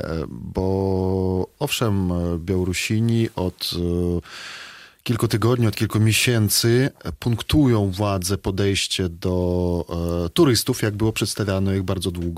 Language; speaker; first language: Polish; non-native, fluent; Belarusian